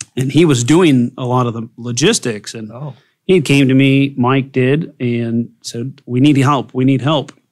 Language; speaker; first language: English; native; English